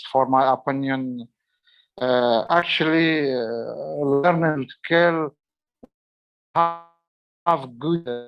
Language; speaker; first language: English; non-native, learner; Arabic